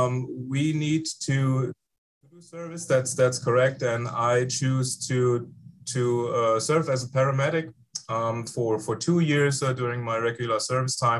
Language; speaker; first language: English; non-native, fluent; German